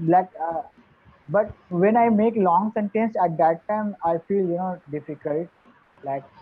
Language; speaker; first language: English; non-native, learner; Hindi